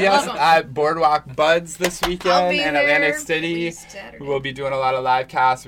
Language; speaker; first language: English; native; English